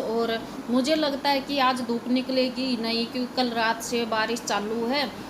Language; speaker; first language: Hindi; native; Hindi